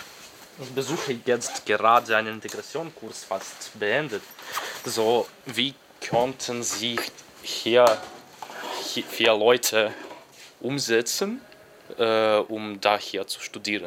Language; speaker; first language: German; non-native, learner; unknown